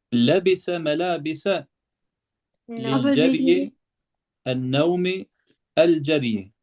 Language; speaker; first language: Arabic; non-native, fluent; Albanian